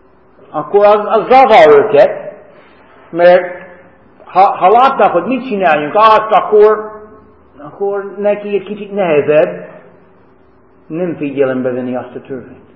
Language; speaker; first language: Hungarian; non-native, fluent; English